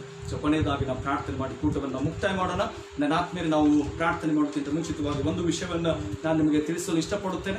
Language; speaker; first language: Kannada; native; Kannada